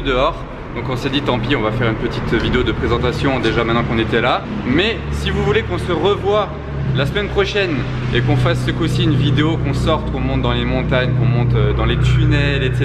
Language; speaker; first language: French; native; French